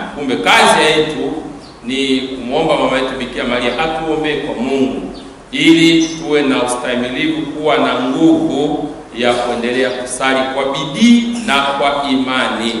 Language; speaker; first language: Swahili; native; Swahili